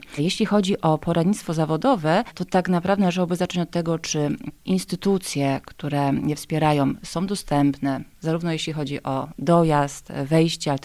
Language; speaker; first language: Polish; native; Polish